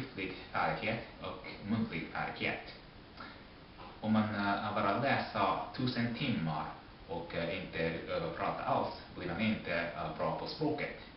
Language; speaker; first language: Swedish; non-native, fluent; Japanese